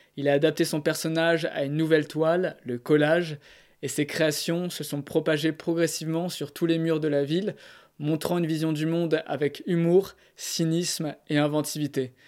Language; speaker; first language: French; native; French